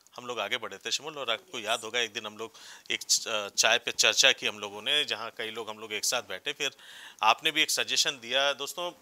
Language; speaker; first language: Hindi; native; Hindi